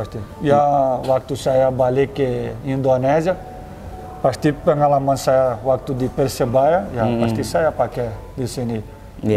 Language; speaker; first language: Indonesian; non-native, fluent; Portuguese